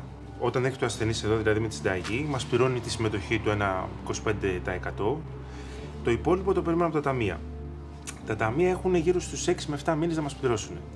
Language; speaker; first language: Greek; native; Greek